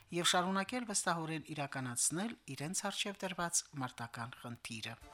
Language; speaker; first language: Armenian; native; Armenian